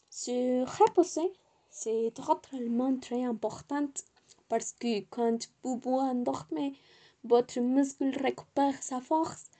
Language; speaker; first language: French; non-native, learner; Spanish